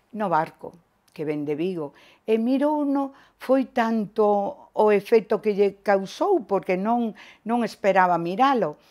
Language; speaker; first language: Galician; native; Galician